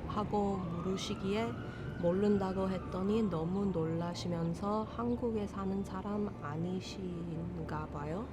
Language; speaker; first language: Korean; early bilingual, heritage; Korean